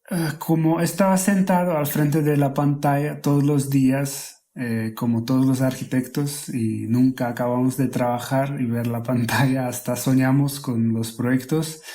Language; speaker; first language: Spanish; non-native, fluent; Hungarian